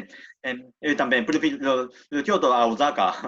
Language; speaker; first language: Portuguese; non-native, learner; Japanese